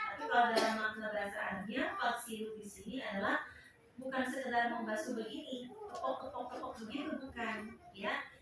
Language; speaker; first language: Indonesian; non-native, local second language; Sundanese